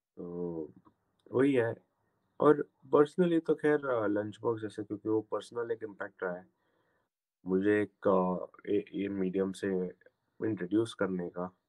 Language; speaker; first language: Hindi; non-native, local second language; Gujarati